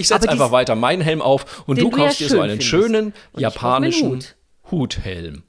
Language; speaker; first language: German; native; German